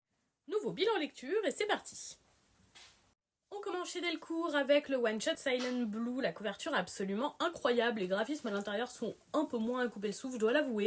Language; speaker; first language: French; native; French